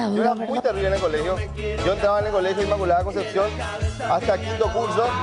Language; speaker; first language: Spanish; native; Spanish